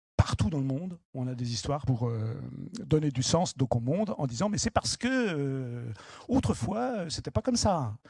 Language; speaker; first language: French; native; French